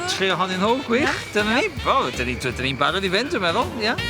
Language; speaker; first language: Welsh; native; Welsh